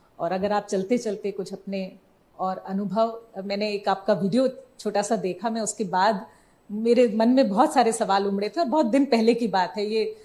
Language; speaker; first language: Hindi; native; Hindi